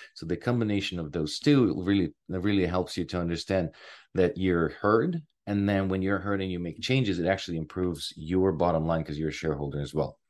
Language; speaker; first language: English; non-native, fluent; Ukrainian